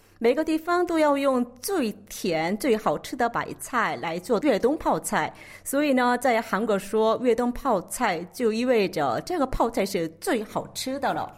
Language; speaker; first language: Chinese; non-native, fluent; Korean